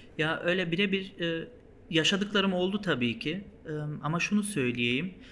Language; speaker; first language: Turkish; early bilingual, heritage; Turkish